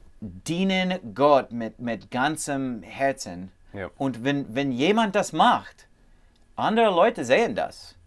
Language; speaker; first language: German; non-native, learner; English